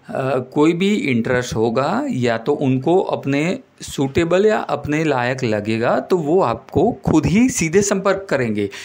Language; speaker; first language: Hindi; non-native, local second language; Gujarati